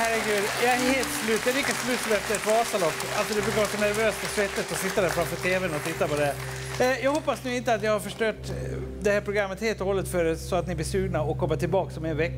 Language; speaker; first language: Swedish; native; Swedish